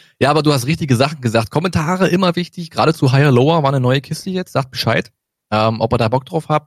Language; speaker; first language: German; native; German